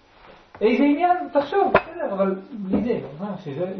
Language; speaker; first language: Hebrew; non-native, fluent; French